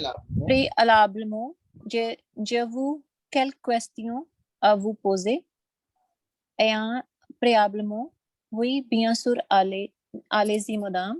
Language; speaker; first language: French; non-native, learner; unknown